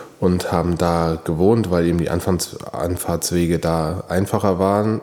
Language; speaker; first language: German; native; German